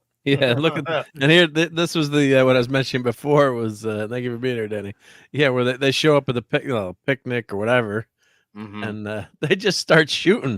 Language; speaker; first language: English; native; English